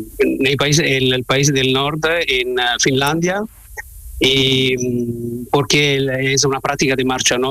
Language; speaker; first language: Spanish; non-native, learner; Italian